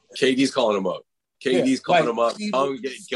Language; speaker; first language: English; native; English